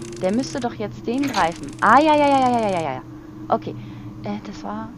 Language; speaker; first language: German; native; German